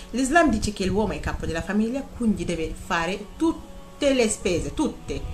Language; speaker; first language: Italian; non-native, fluent; Wolof